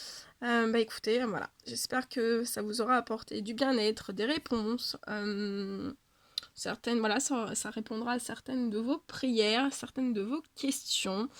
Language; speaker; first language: French; native; French